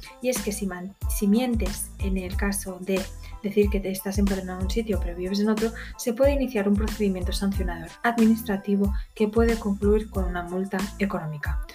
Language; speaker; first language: Spanish; native; Spanish